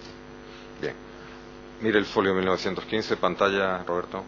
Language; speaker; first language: Spanish; native; Spanish